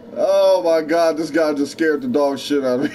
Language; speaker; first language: English; native; English